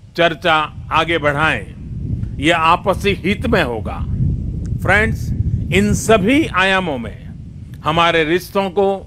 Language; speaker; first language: Hindi; non-native, local second language; Gujarati